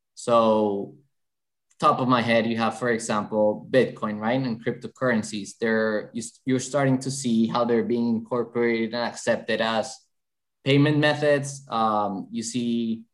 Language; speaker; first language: English; non-native, fluent; Spanish